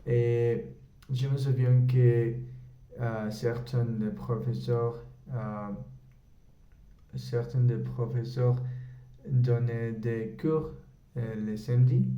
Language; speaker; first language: French; non-native, learner; Spanish